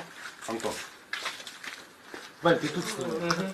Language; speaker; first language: Russian; native; Russian